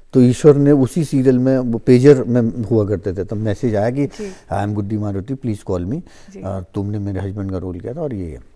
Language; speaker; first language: Hindi; native; Hindi